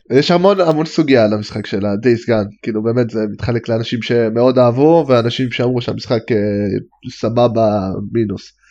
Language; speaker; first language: Hebrew; native; Hebrew